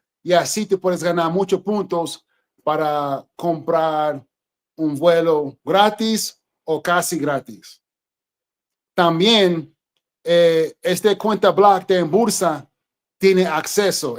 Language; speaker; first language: Spanish; non-native, fluent; English